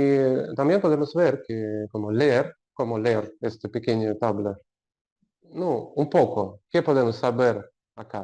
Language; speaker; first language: Spanish; non-native, learner; Russian